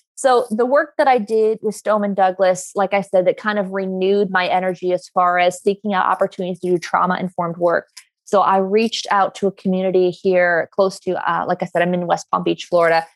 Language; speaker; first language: English; native; English